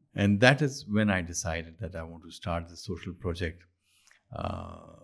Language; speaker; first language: English; non-native, local second language; Urdu